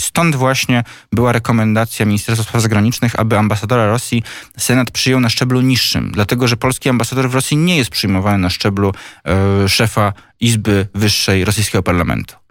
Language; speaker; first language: Polish; native; Polish